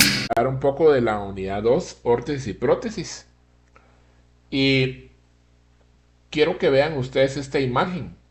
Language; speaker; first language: Spanish; native; Spanish